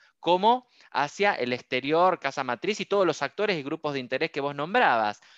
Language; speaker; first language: Spanish; native; Spanish